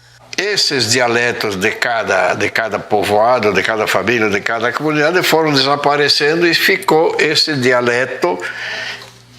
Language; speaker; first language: Portuguese; non-native, local second language; Venetian